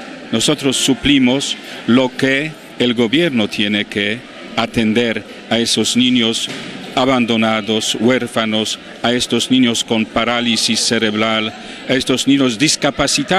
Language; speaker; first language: Spanish; non-native, fluent; Polish